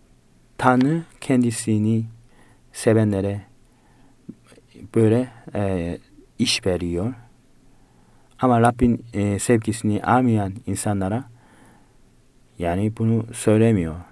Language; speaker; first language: Turkish; non-native, fluent; Korean